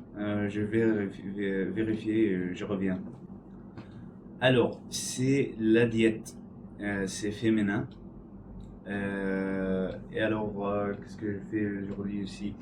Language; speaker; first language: French; non-native, learner; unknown